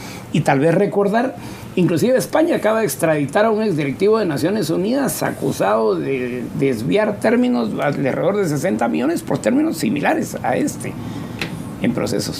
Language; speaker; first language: Spanish; native; Spanish